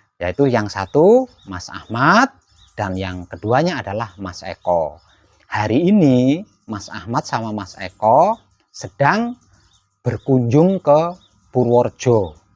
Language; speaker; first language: Indonesian; non-native, local second language; Javanese